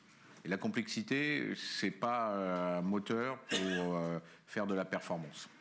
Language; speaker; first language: French; native; French